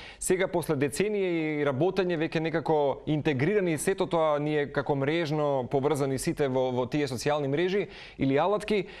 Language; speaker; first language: Macedonian; native; Macedonian